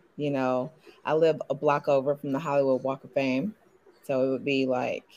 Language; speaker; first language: English; native; English